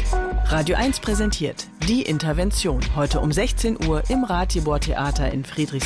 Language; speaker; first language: German; native; German